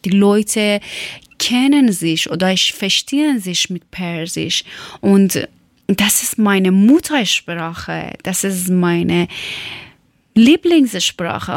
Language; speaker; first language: German; non-native, learner; Persian